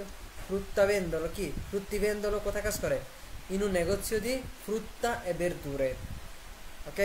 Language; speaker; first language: Italian; non-native, fluent; Bangla